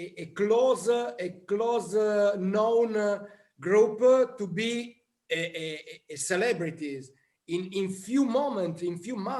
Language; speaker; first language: English; non-native, learner; Italian